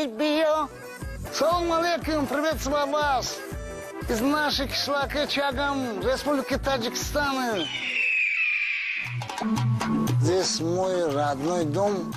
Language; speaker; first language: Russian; non-native, learner; Tajik